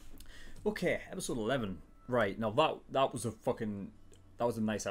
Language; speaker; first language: English; native; English